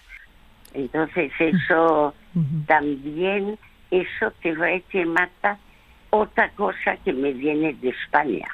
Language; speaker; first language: Spanish; early bilingual, other home language; French